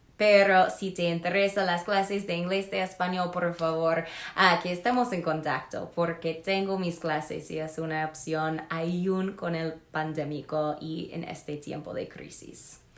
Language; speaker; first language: Spanish; non-native, fluent; English